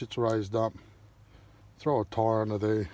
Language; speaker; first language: English; native; English